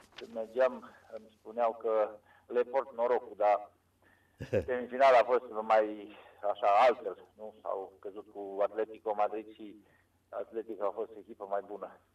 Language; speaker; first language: Romanian; non-native, local second language; Serbian